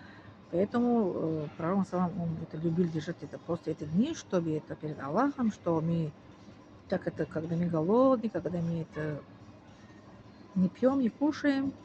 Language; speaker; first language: Russian; non-native, fluent; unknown